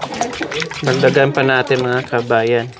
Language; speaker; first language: Filipino; native; Filipino